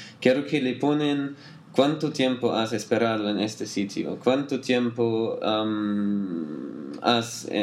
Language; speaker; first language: Spanish; non-native, learner; German